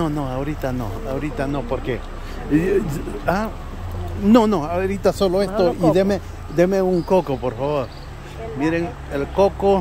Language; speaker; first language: Spanish; native; Spanish